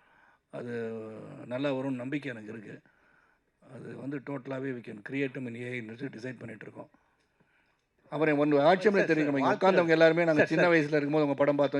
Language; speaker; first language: Tamil; native; Tamil